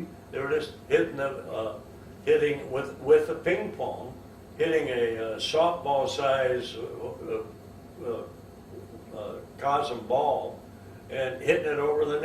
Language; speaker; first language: English; native; English